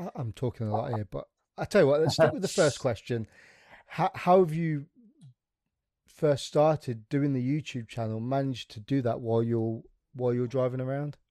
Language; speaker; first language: English; native; English